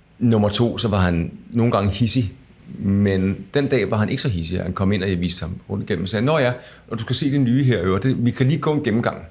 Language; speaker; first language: Danish; native; Danish